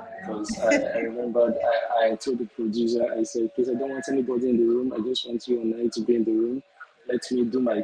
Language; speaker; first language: English; non-native, local second language; Igbo